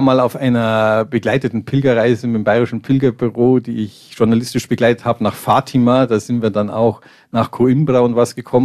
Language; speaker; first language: German; native; German